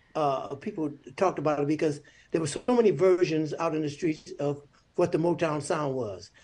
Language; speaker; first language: English; native; English